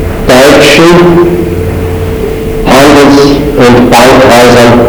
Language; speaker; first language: German; native; German